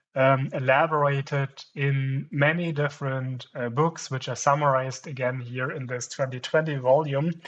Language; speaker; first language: English; non-native, fluent; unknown